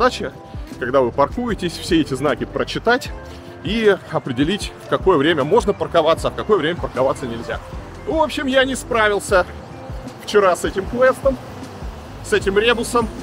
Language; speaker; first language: Russian; native; Russian